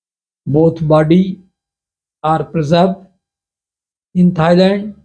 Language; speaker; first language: English; non-native, local second language; Hindi